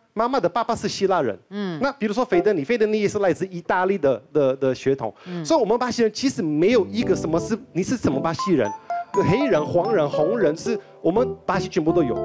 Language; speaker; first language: Chinese; early bilingual, heritage; Chinese